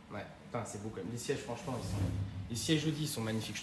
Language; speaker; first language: French; native; French